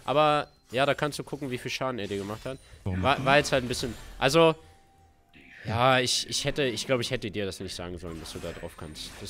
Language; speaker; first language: German; native; German